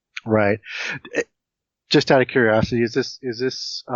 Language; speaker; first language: English; native; English